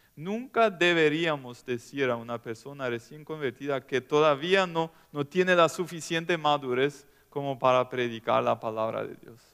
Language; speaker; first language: Spanish; non-native, local second language; German